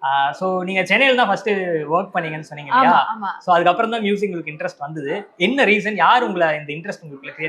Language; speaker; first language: Tamil; native; Tamil